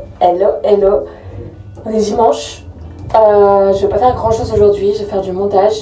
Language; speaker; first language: French; native; French